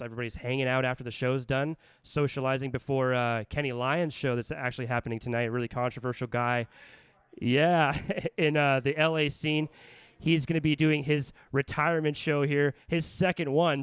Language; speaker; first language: English; native; English